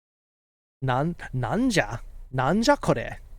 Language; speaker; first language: Japanese; non-native, fluent; English